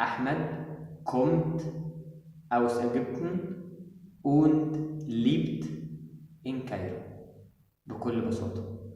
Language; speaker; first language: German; non-native, fluent; Arabic